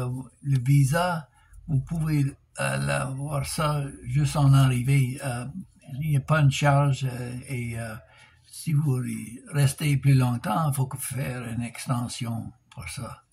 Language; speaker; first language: French; non-native, local second language; English